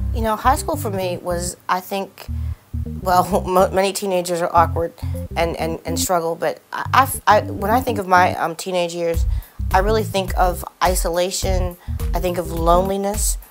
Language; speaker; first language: English; native; English